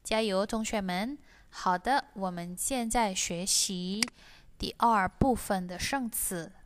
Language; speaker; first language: Chinese; non-native, fluent; Indonesian